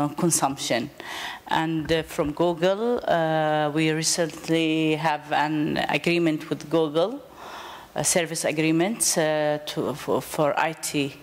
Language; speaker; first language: English; non-native, learner; Arabic